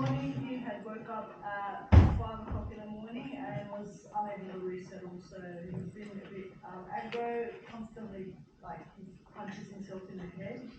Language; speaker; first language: English; native; English